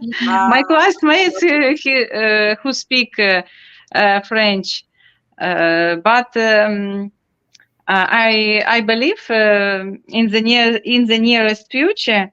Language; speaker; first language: English; non-native, learner; Ukrainian